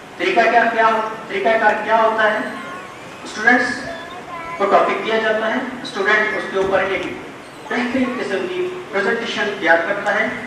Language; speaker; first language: Urdu; non-native, local second language; Sindhi